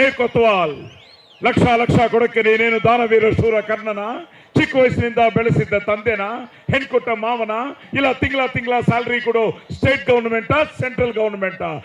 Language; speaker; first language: Kannada; non-native, local second language; Telugu